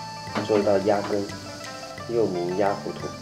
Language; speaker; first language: Chinese; native; Chinese